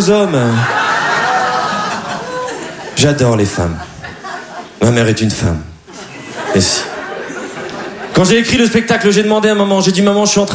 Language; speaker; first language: French; native; French